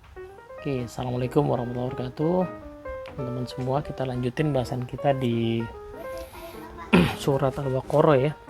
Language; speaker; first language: Indonesian; native; Indonesian